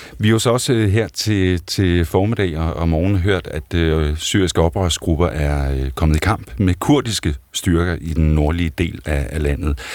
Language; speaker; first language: Danish; native; Danish